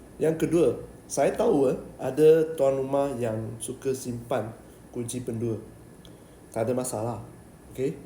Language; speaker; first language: Malay; native; Malay